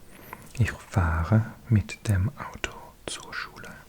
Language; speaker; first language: German; non-native, learner; English